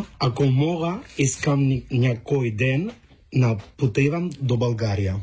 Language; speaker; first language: Bulgarian; non-native, learner; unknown